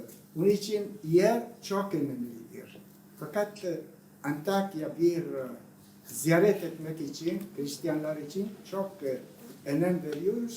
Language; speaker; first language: Turkish; non-native, learner; Italian